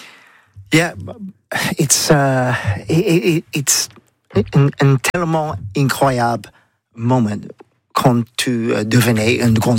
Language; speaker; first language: French; non-native, learner; English